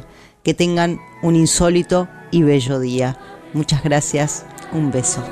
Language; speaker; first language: Spanish; native; Spanish